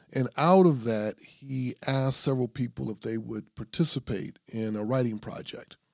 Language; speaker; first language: English; native; English